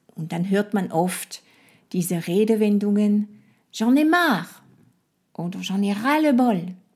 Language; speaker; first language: German; non-native, fluent; French